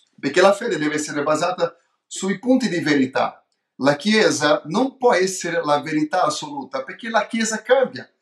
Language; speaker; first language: Italian; non-native, fluent; Portuguese